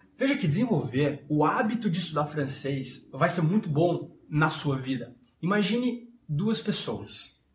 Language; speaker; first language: Portuguese; non-native, fluent; French